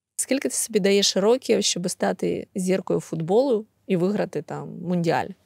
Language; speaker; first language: Ukrainian; native; Ukrainian